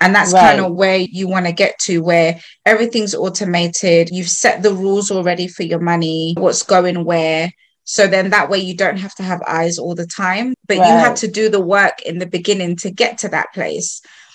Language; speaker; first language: English; non-native, local second language; Krio